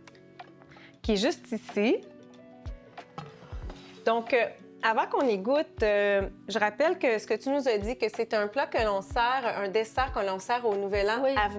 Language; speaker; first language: French; native; French